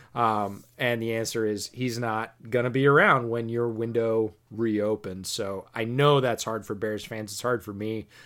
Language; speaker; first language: English; native; English